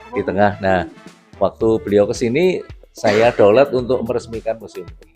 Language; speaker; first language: Indonesian; native; Indonesian